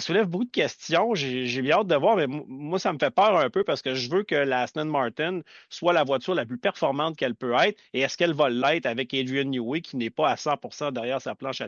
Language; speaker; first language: French; native; French